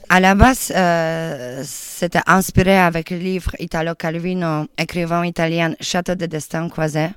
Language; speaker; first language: French; non-native, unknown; Polish